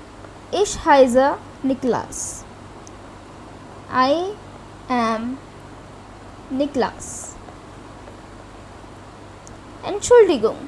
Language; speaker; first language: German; non-native, fluent; Hindi